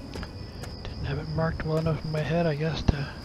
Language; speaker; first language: English; native; English